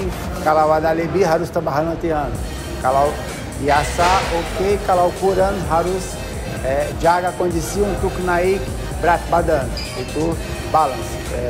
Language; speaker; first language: Indonesian; non-native, learner; Portuguese